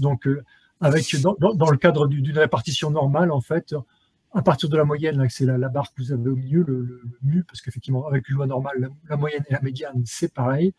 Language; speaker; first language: French; native; French